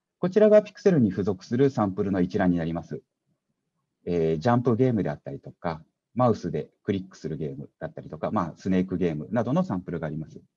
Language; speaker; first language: Japanese; native; Japanese